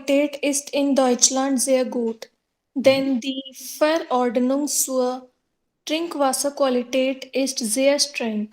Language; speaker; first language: German; non-native, learner; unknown